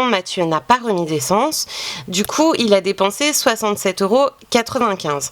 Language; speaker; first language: French; native; French